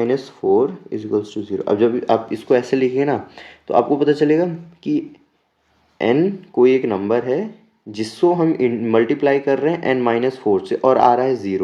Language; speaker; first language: Hindi; native; Hindi